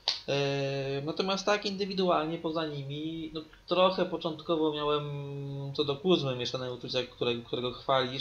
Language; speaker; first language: Polish; native; Polish